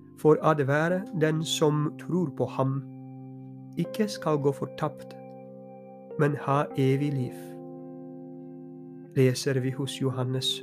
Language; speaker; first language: Norwegian; non-native, fluent; Polish